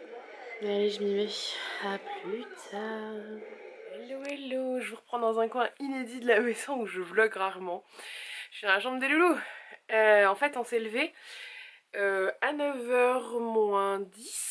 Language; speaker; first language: French; native; French